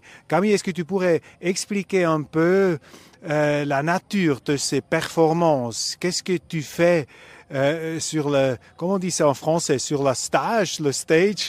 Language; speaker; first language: French; non-native, fluent; German